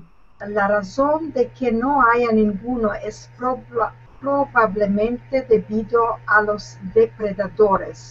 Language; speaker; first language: Spanish; non-native, learner; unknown